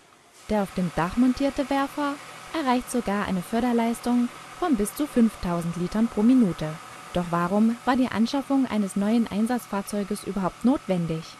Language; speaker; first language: German; native; German